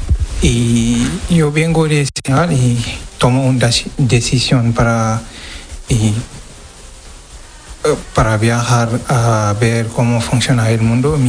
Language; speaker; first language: Spanish; non-native, learner; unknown